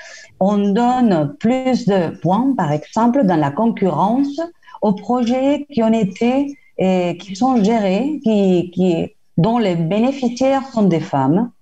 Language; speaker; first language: French; non-native, fluent; Spanish